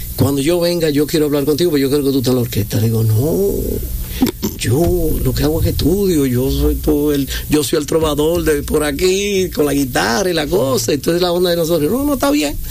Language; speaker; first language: Spanish; native; Spanish